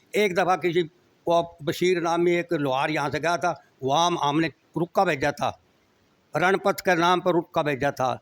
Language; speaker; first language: Hindi; native; Hindi